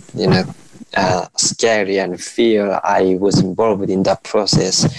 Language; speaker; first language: English; non-native, fluent; Korean